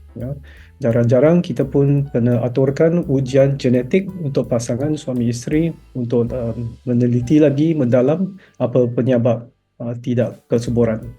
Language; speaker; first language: Malay; non-native, local second language; Chinese